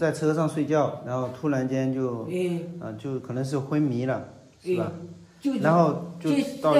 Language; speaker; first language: Chinese; native; Chinese